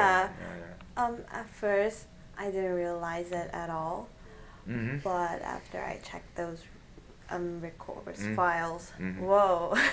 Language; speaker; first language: English; non-native, fluent; Korean